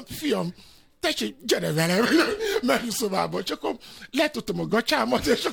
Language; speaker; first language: Hungarian; non-native, fluent; Yoruba